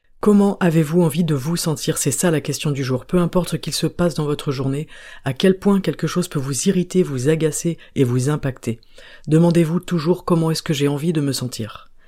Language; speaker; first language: French; native; French